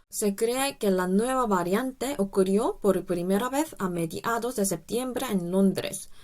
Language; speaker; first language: Spanish; non-native, fluent; Korean